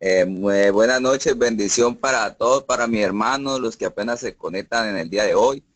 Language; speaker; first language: Spanish; native; Spanish